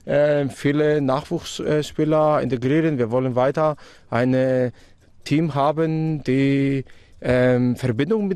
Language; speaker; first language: German; non-native, fluent; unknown